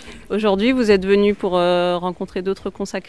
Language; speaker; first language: French; native; French